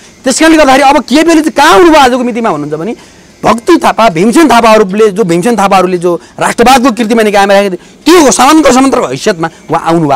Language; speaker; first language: Nepali; native; Nepali